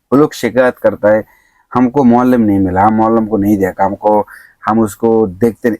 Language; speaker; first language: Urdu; non-native, learner; Bangla